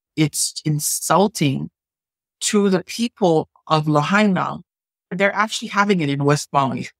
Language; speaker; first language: English; native; English